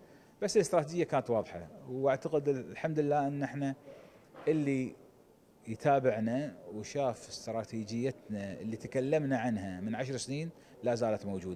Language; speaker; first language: Arabic; native; Arabic